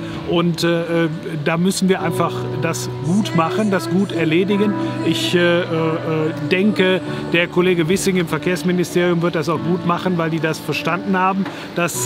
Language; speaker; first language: German; native; German